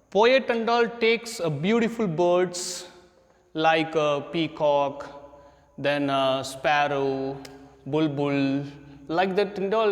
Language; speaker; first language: English; non-native, local second language; Hindi